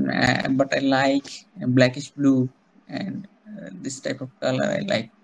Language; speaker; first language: English; non-native, learner; Bangla